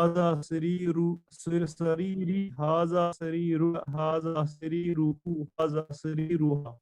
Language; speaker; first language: Arabic; non-native, learner; Urdu